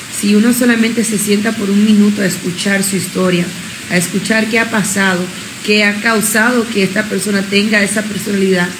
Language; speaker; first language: Spanish; early bilingual, other home language; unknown